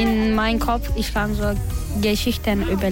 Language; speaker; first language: German; non-native, learner; Turkish